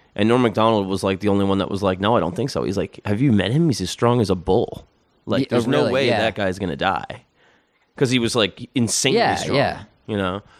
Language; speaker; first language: English; native; English